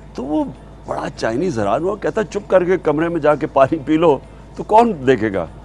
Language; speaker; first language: Urdu; native; Urdu